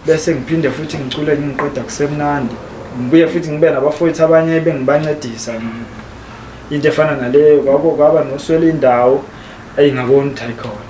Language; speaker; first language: Zulu; native; Zulu